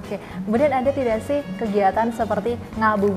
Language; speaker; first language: Indonesian; native; Indonesian